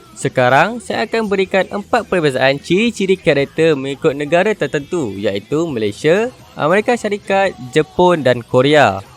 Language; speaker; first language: Malay; native; Malay